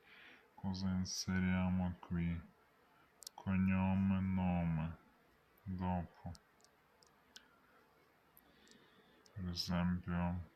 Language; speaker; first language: Italian; non-native, learner; Ukrainian